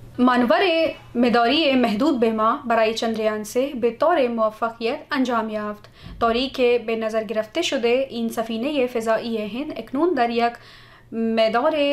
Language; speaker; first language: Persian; non-native, fluent; Hindi